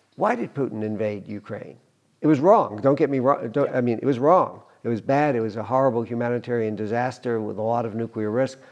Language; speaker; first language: English; native; English